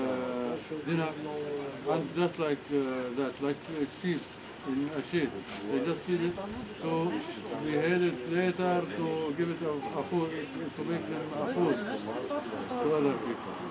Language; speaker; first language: English; non-native, learner; Arabic